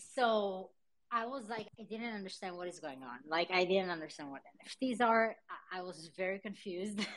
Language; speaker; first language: English; early bilingual, other home language; Hebrew